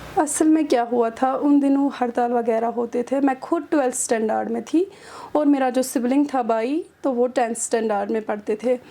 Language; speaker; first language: Urdu; non-native, local second language; Kashmiri